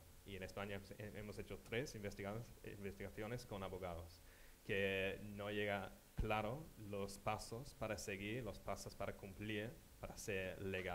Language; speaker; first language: Spanish; non-native, fluent; English